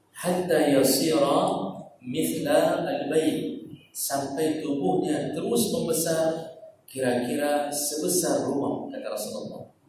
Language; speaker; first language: Malay; non-native, local second language; Achinese